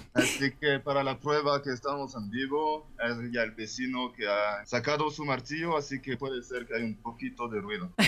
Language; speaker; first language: Spanish; non-native, fluent; French